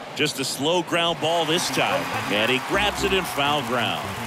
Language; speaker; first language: English; native; English